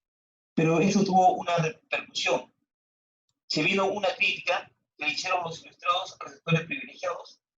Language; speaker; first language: Spanish; native; Spanish